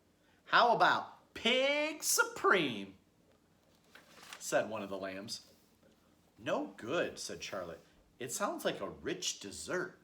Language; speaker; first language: English; native; English